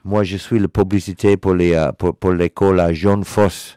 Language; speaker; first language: French; non-native, learner; English